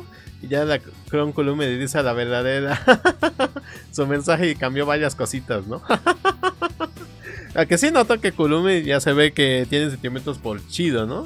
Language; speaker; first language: Spanish; native; Spanish